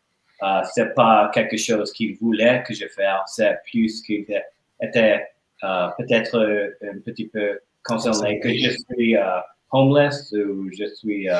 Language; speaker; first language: French; non-native, learner; English